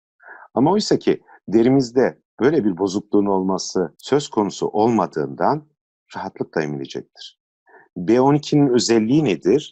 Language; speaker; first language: Turkish; native; Turkish